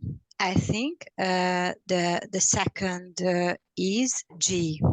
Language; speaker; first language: English; non-native, learner; Hungarian